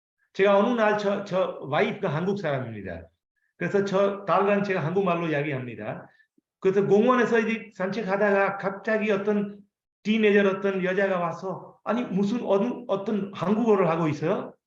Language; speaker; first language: Korean; non-native, fluent; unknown